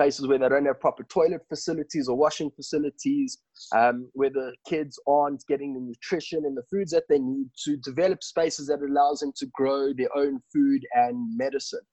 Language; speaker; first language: English; native; English